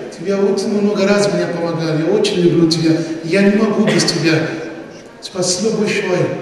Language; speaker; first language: Russian; non-native, learner; Portuguese